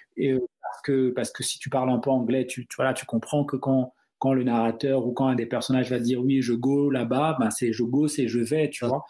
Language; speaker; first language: French; non-native, local second language; Duala